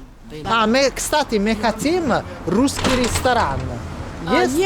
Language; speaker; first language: Russian; non-native, learner; Italian